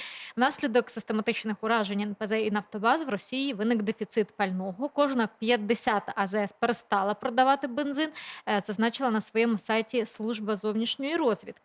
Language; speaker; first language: Ukrainian; native; Ukrainian